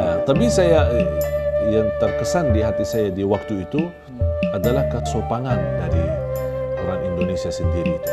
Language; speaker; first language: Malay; non-native, fluent; Arabic